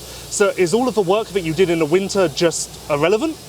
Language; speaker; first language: English; native; English